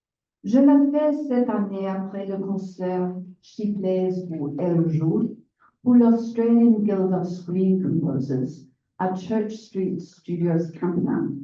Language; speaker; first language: French; non-native, learner; English